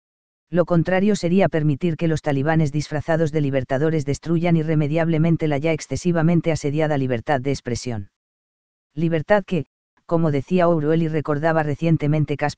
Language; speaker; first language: Spanish; native; Spanish